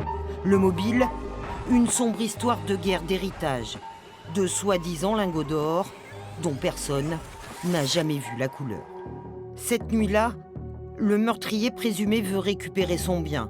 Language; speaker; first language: French; native; French